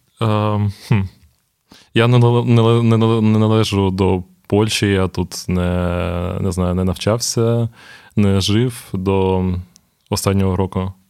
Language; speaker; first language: Ukrainian; non-native, local second language; Russian